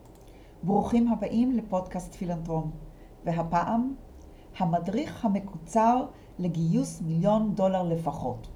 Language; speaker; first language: Hebrew; native; Hebrew